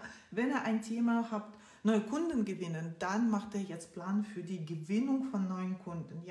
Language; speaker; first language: German; non-native, fluent; Russian